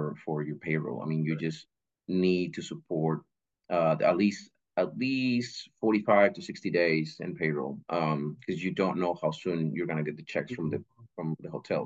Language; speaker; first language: English; non-native, fluent; Spanish